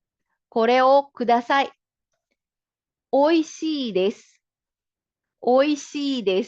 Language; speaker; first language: Japanese; non-native, fluent; Filipino